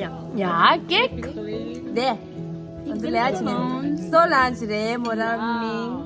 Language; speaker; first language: Dutch; non-native, learner; Tibetan